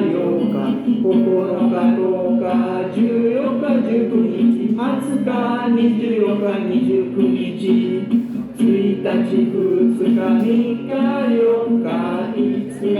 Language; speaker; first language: Japanese; non-native, learner; Indonesian